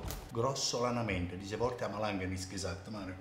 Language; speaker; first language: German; non-native, fluent; Italian